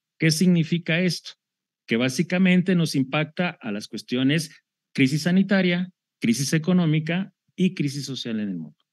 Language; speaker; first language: Spanish; native; Spanish